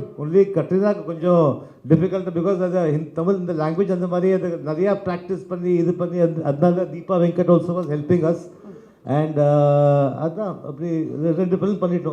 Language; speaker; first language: Tamil; early bilingual, heritage; Tamil